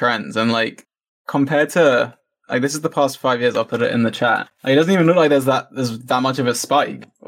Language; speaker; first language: English; native; English